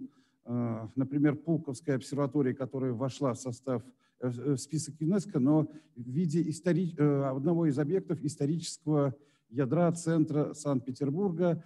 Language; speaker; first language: Russian; native; Russian